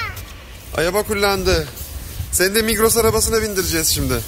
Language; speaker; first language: Turkish; native; Turkish